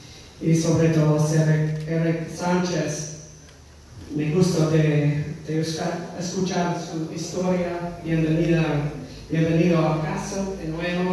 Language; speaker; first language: Spanish; non-native, fluent; English